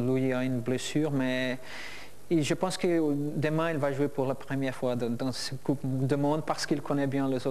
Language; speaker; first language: French; non-native, learner; Portuguese